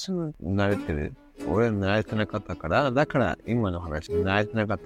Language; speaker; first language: Japanese; non-native, learner; Spanish